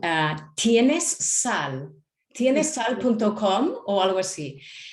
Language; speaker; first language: Spanish; non-native, fluent; English